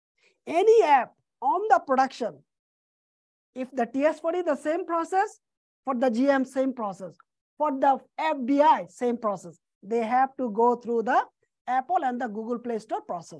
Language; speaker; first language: English; non-native, fluent; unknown